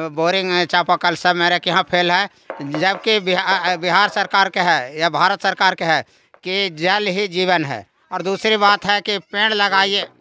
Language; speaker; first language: Hindi; native; Hindi